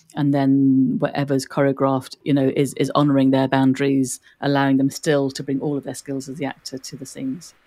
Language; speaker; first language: English; native; English